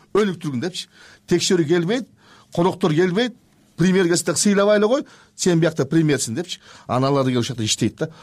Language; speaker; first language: Kyrgyz; native; Kyrgyz